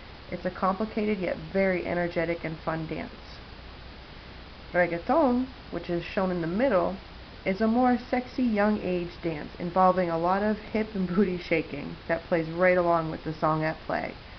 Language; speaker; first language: English; native; English